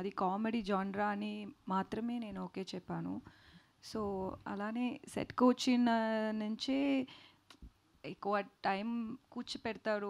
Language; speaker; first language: Telugu; non-native, learner; Tamil